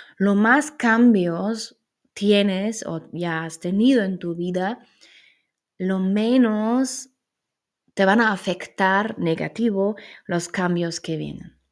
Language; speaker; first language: Spanish; non-native, fluent; German